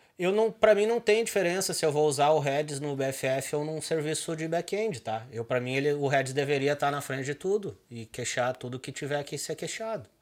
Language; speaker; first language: Portuguese; native; Portuguese